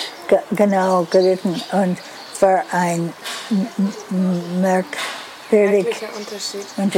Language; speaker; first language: German; non-native, fluent; English